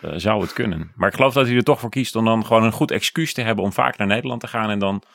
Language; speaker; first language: Dutch; native; Dutch